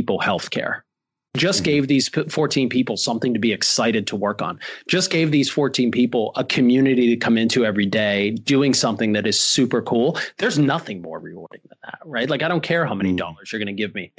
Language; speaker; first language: English; native; English